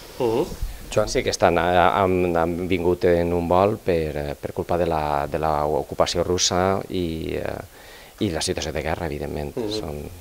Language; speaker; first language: Catalan; native; Catalan